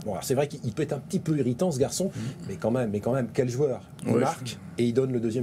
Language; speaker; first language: French; native; French